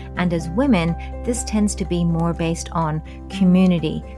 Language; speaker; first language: English; native; English